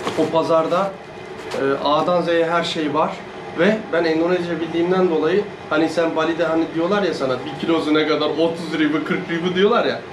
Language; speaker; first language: Turkish; native; Turkish